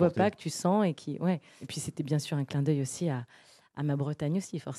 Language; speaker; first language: French; native; French